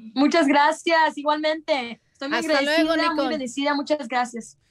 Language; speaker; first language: Spanish; early bilingual, heritage; Spanish